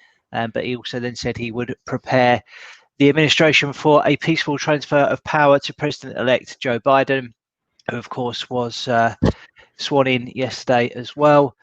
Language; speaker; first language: English; native; English